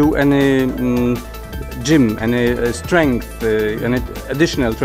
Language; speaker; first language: English; non-native, fluent; Polish